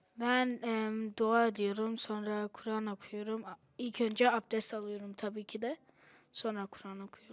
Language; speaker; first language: Turkish; early bilingual, other home language; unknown